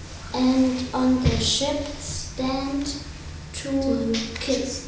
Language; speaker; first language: English; non-native, learner; German